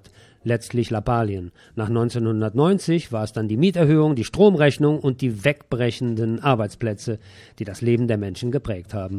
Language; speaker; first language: German; native; German